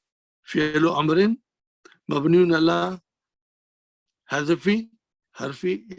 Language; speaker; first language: Arabic; non-native, fluent; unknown